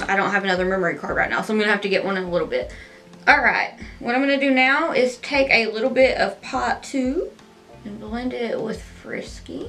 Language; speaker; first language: English; native; English